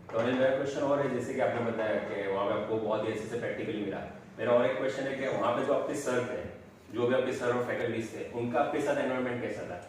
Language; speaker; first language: Hindi; native; Hindi